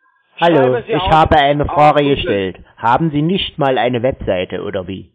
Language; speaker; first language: German; native; German